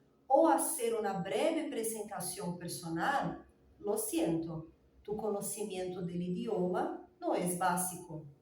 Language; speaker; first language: Spanish; non-native, fluent; Portuguese